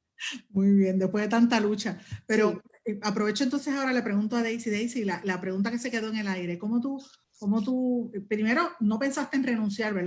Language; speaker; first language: Spanish; native; Spanish